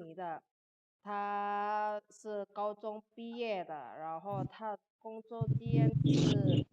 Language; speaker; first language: Chinese; non-native, fluent; Indonesian